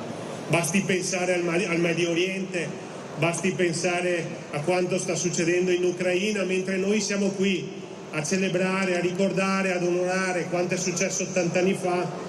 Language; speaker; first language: Italian; native; Italian